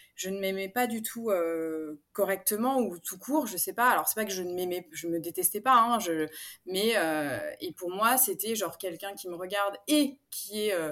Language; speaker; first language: French; native; French